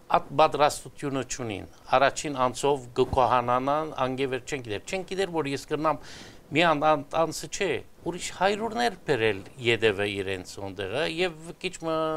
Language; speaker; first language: Armenian; early bilingual, heritage; Armenian